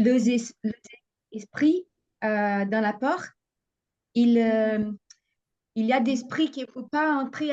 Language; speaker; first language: French; non-native, fluent; Portuguese